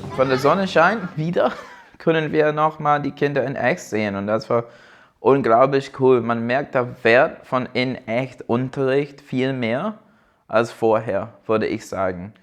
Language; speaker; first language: German; non-native, fluent; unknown